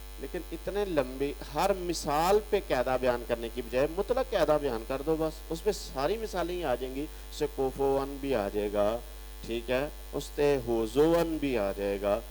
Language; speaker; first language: Urdu; non-native, local second language; Punjabi